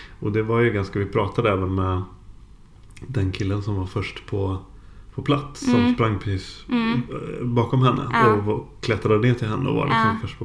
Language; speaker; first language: Swedish; native; Swedish